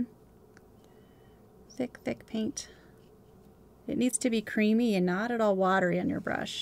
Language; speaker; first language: English; native; English